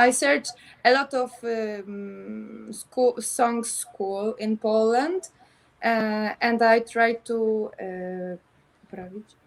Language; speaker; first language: English; non-native, learner; Polish